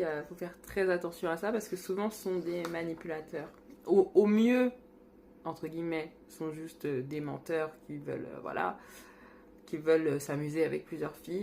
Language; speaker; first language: French; native; French